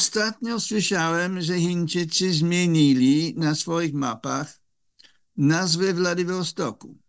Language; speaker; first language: Polish; non-native, fluent; English